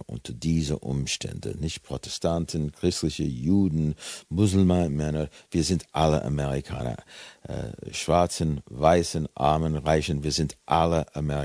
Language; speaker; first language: German; non-native, fluent; English